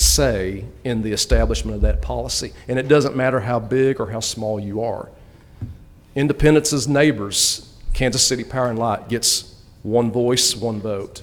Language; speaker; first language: English; native; English